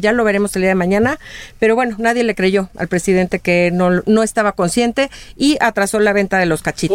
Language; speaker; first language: Spanish; native; Spanish